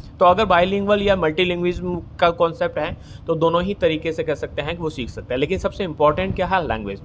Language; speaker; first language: Hindi; native; Hindi